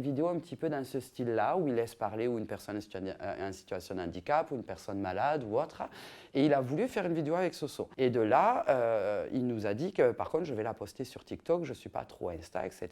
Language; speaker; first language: French; native; French